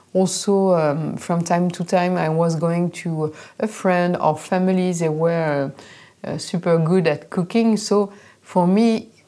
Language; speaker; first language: English; non-native, fluent; French